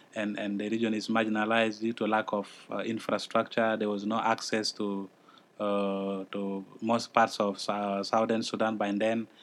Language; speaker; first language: English; non-native, fluent; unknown